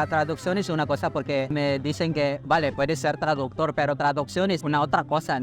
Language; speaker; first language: Spanish; non-native, fluent; Filipino